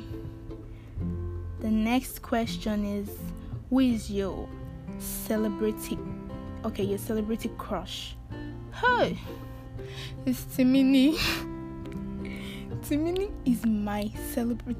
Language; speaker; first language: English; non-native, local second language; Yoruba